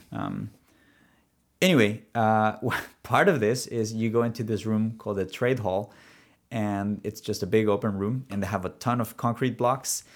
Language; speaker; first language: English; early bilingual, other home language; Spanish